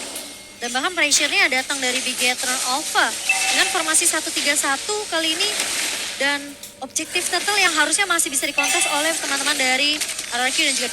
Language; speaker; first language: Indonesian; native; Indonesian